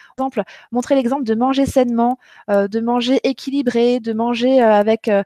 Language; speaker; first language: French; native; French